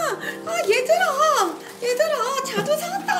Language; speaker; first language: Korean; native; Korean